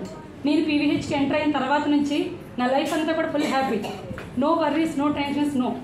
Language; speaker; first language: Telugu; native; Telugu